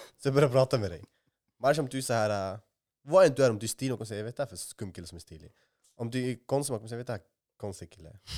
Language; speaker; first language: Swedish; early bilingual, other home language; Somali